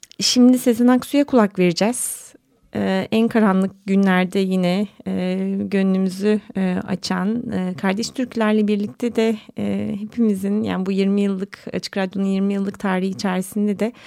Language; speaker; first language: Turkish; native; Turkish